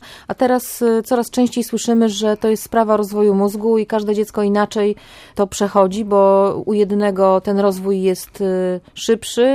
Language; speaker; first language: Polish; native; Polish